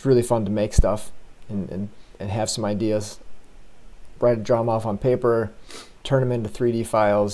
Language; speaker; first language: English; native; English